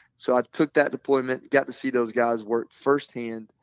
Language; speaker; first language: English; native; English